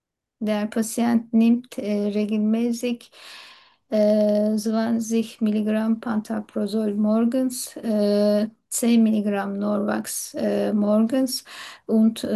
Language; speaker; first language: German; non-native, learner; Turkish